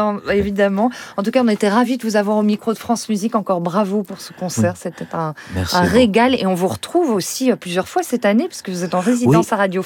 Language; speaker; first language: French; native; French